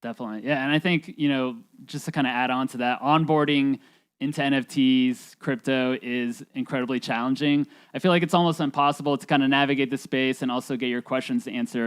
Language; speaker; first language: English; native; English